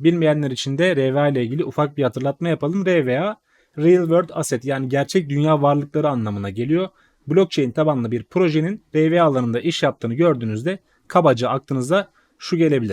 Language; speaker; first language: Turkish; native; Turkish